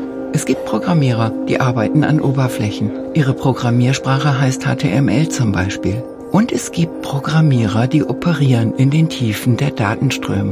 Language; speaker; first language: German; native; German